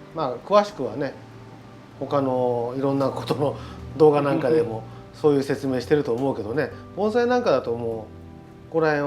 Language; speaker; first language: Japanese; native; Japanese